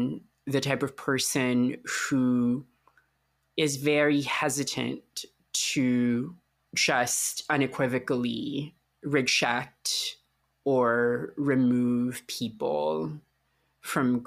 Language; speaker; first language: English; non-native, local second language; Filipino